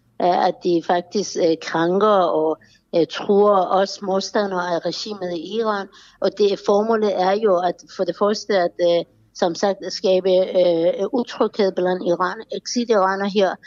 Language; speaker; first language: Danish; non-native, fluent; Persian